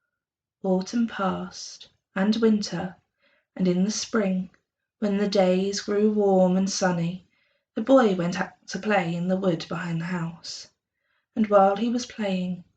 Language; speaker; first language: English; native; English